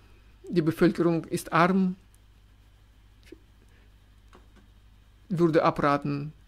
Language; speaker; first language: German; non-native, fluent; Russian